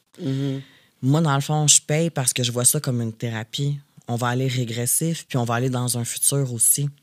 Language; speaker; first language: French; native; French